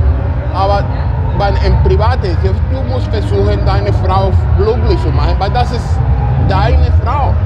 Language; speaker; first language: German; non-native, fluent; Italian